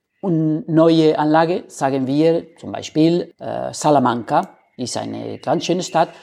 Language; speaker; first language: German; non-native, fluent; Spanish